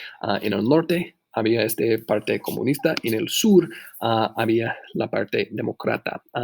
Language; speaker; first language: Spanish; non-native, fluent; English